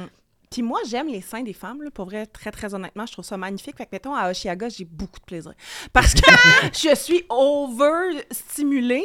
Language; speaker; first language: French; native; French